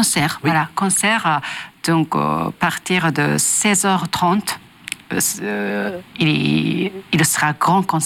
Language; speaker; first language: French; non-native, learner; Japanese